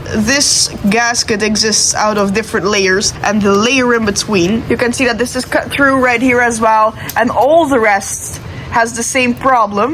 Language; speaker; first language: English; non-native, fluent; Dutch